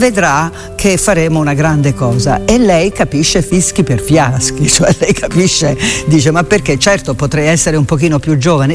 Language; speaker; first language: Italian; native; Italian